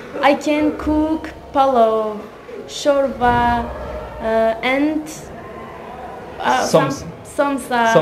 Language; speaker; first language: English; non-native, learner; Uzbek